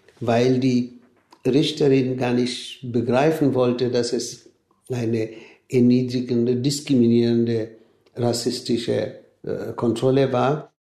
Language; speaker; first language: German; non-native, fluent; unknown